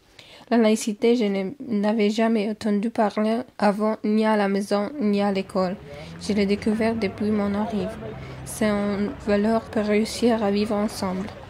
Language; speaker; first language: French; non-native, learner; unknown